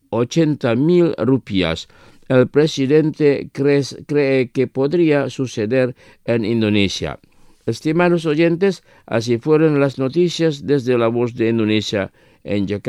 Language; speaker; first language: Spanish; non-native, fluent; Indonesian